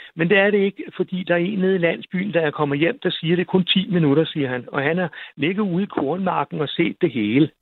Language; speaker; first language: Danish; native; Danish